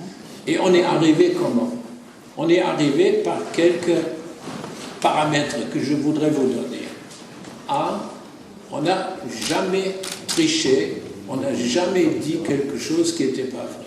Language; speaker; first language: French; non-native, fluent; German